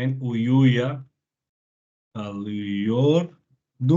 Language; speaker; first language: Turkish; non-native, learner; Spanish